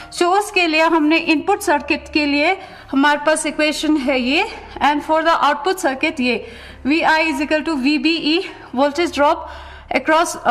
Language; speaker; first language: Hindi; non-native, local second language; Ladakhi